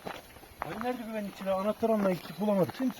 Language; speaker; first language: Turkish; native; Turkish